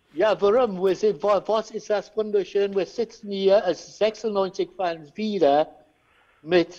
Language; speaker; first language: German; non-native, learner; English